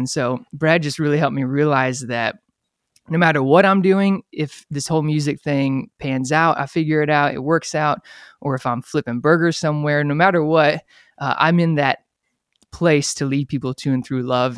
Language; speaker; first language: English; native; English